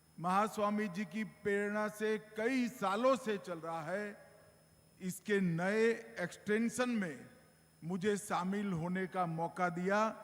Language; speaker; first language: Hindi; non-native, local second language; Gujarati